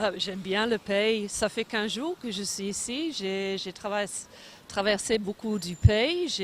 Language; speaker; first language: French; non-native, fluent; English